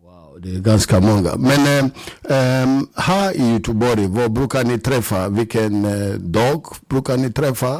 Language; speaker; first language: Swedish; non-native, fluent; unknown